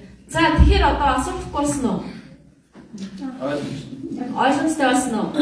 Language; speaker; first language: Mongolian; non-native, fluent; Korean